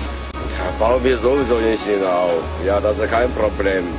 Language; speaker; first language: German; non-native, learner; Chinese